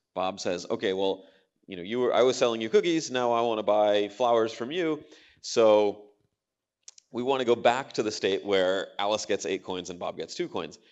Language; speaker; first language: English; native; English